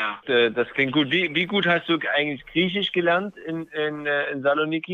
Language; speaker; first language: German; native; German